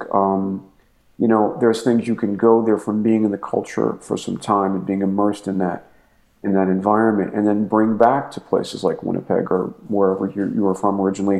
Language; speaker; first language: English; native; English